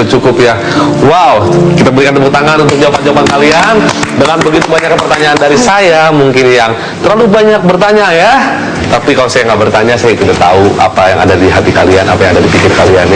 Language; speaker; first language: Indonesian; native; Indonesian